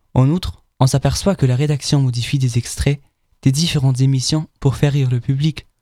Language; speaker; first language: French; non-native, fluent; German